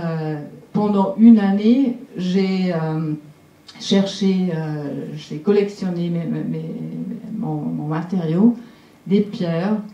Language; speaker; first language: French; non-native, local second language; German